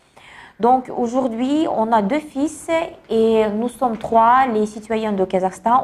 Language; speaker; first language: French; non-native, learner; Kazakh